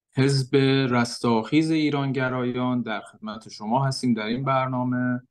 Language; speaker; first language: Persian; native; Persian